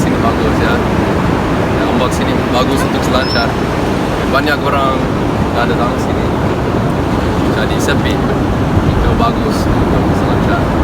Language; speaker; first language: Indonesian; non-native, learner; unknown